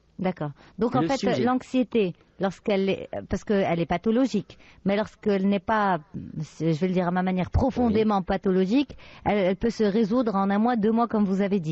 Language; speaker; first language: French; non-native, local second language; Arabic